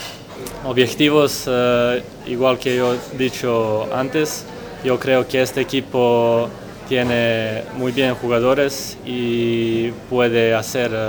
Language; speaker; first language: Spanish; non-native, learner; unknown